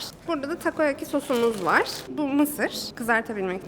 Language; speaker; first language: Turkish; native; Turkish